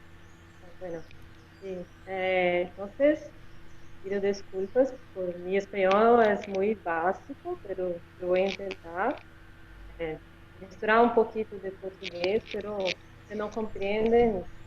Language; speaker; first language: Spanish; non-native, learner; Portuguese